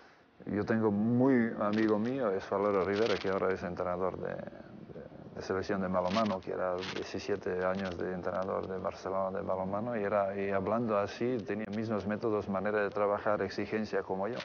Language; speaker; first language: Spanish; non-native, fluent; Serbian